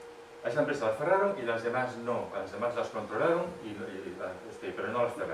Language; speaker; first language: Spanish; native; Spanish